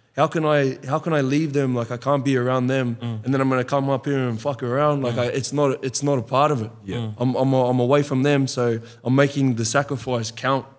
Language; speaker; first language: English; native; English